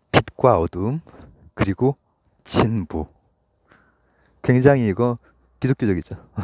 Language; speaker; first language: Korean; native; Korean